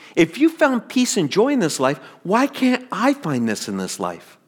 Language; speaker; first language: English; native; English